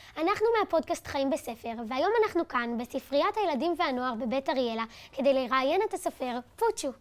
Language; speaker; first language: Hebrew; native; Hebrew